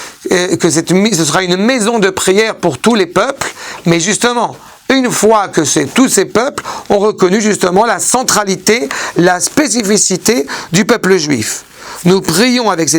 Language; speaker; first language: French; native; French